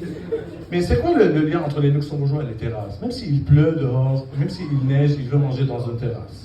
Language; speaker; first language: French; non-native, fluent; Arabic